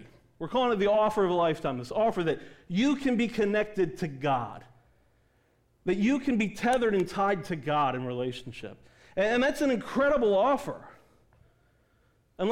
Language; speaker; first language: English; native; English